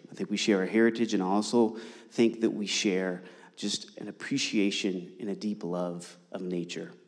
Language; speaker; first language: English; native; English